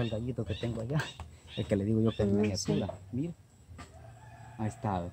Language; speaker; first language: Spanish; native; Spanish